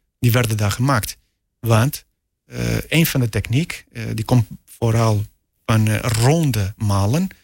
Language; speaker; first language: Dutch; non-native, fluent; Portuguese